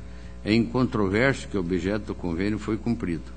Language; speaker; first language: Portuguese; native; Portuguese